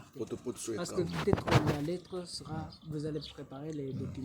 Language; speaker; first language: French; non-native, fluent; Japanese